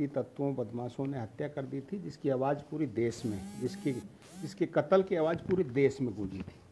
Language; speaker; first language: Hindi; native; Hindi